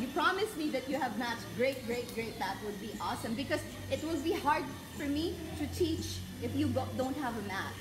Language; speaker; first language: English; non-native, local second language; Filipino